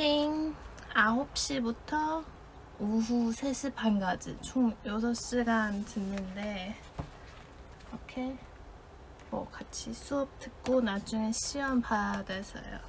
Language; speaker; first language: Korean; non-native, fluent; Chinese